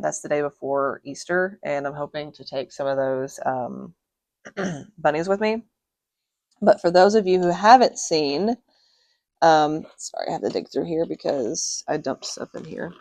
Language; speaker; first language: English; native; English